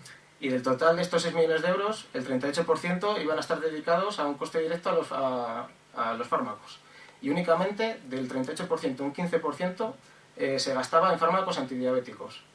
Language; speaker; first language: Spanish; native; Spanish